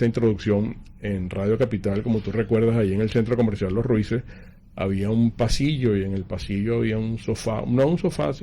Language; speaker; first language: Spanish; native; Spanish